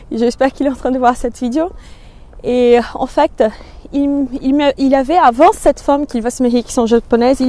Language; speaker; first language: French; non-native, fluent; Portuguese